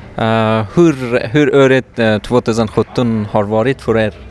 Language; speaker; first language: Swedish; non-native, learner; Persian